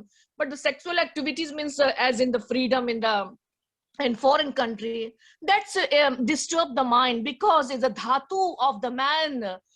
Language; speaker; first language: English; non-native, learner; Hindi